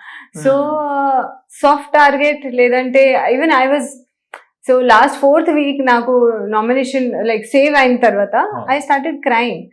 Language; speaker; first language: Telugu; non-native, local second language; Hindi